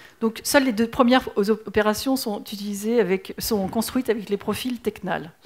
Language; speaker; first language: French; native; French